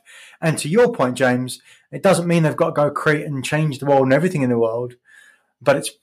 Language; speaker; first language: English; native; English